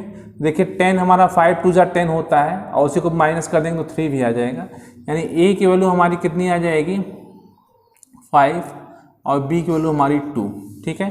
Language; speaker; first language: Hindi; native; Hindi